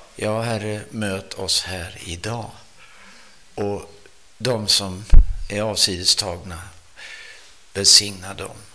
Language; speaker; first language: Swedish; native; Swedish